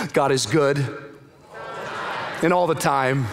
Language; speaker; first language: English; native; English